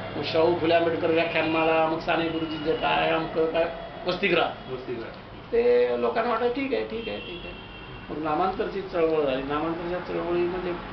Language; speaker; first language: Marathi; non-native, local second language; Lambadi